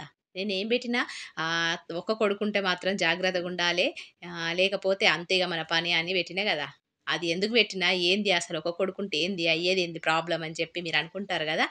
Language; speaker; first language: Telugu; native; Telugu